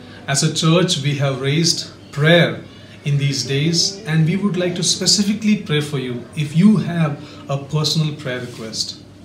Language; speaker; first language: English; non-native, local second language; Hindi